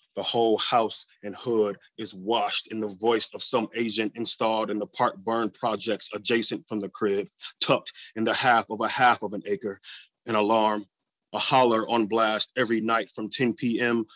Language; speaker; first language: English; native; English